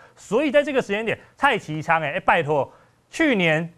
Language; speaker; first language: Chinese; native; Chinese